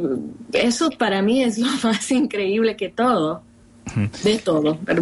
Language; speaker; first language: Spanish; early bilingual, heritage; Spanish